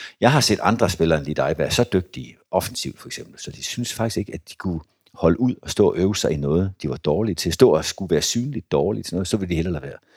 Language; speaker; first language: Danish; native; Danish